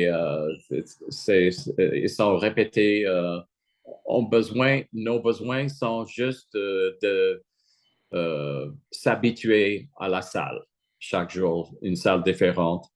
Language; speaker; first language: French; non-native, fluent; English